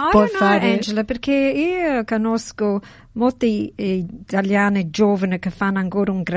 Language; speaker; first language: Italian; early bilingual, heritage; Italian